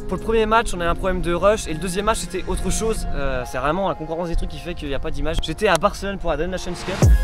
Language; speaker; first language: French; native; French